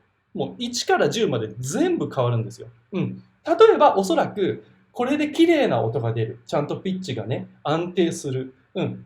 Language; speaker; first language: Japanese; native; Japanese